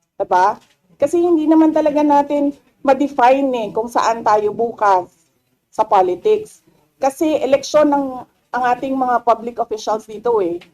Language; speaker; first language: Filipino; non-native, local second language; Cebuano